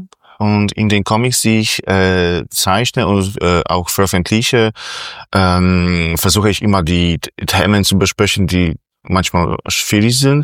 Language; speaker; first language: German; non-native, fluent; Polish